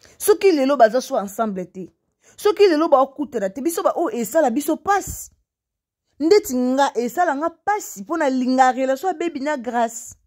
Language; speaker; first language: Lingala; native; Lingala